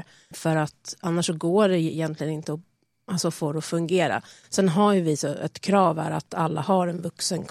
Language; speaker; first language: Swedish; native; Swedish